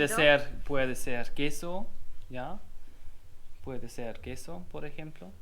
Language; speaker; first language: Spanish; non-native, learner; German